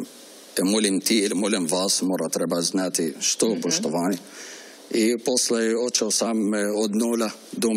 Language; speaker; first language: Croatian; non-native, learner; Arabic